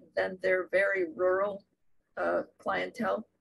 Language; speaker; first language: English; native; English